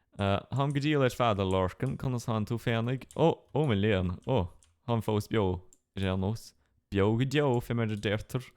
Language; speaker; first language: Irish; non-native, local second language; English